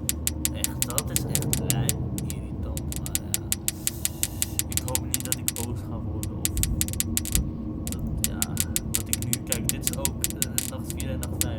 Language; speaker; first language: Dutch; non-native, local second language; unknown